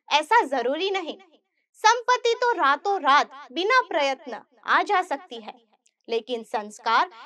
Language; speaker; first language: Hindi; non-native, local second language; Gujarati